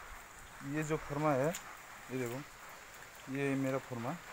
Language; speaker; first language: Hindi; non-native, local second language; Malayalam